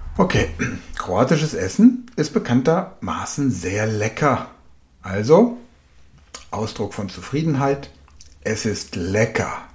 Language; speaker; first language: German; native; German